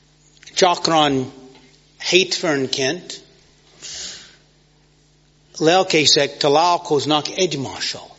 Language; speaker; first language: Hungarian; non-native, fluent; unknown